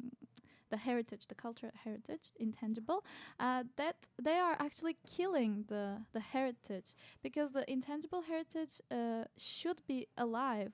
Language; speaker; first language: English; non-native, fluent; Turkish